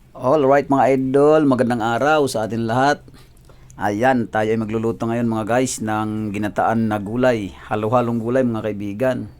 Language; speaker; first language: Filipino; non-native, local second language; Cebuano